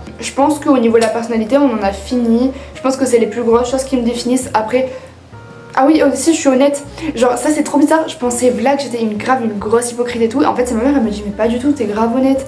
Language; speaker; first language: French; native; French